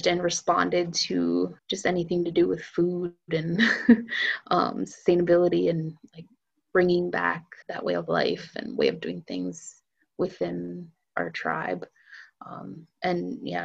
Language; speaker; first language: English; native; English